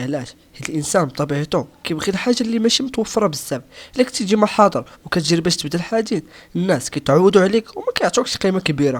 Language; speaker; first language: Arabic; native; Arabic